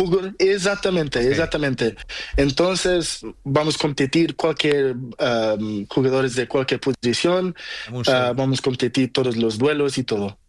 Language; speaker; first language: Spanish; non-native, learner; Portuguese